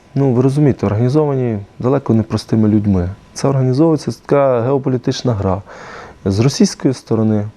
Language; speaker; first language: Ukrainian; native; Ukrainian